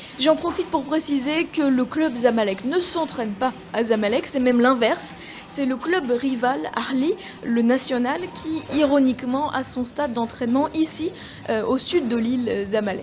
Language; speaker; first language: French; native; French